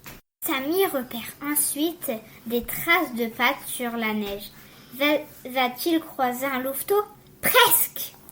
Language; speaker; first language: French; native; French